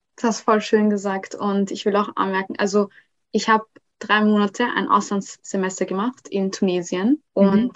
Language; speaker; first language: German; early bilingual, other home language; Somali